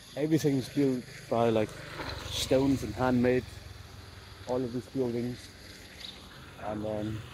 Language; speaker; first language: English; non-native, fluent; Khmer